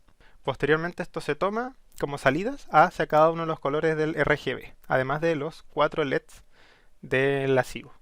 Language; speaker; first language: Spanish; native; Spanish